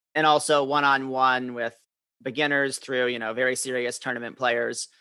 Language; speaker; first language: English; native; English